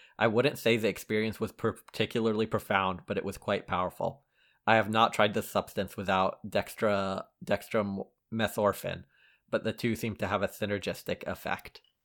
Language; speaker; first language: English; early bilingual, other home language; Arabic